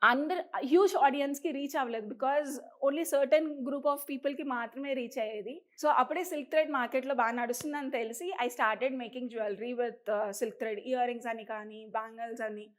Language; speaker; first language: English; non-native, local second language; Telugu